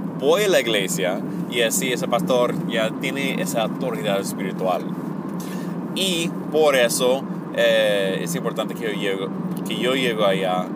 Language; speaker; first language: Spanish; non-native, fluent; English